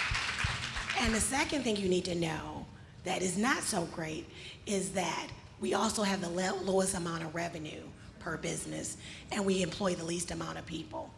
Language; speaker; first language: English; native; English